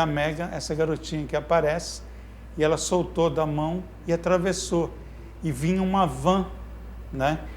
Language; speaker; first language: Portuguese; native; Portuguese